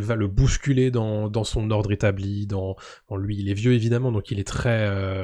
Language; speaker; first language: French; native; French